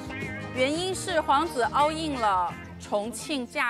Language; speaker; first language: Chinese; native; Chinese